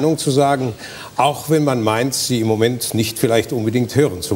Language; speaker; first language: German; native; German